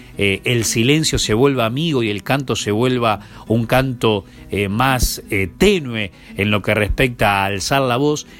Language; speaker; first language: Spanish; native; Spanish